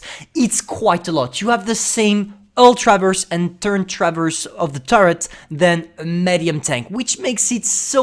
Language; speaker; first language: English; non-native, fluent; French